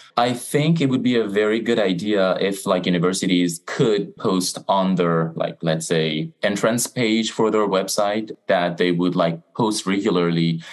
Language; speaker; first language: English; non-native, fluent; Persian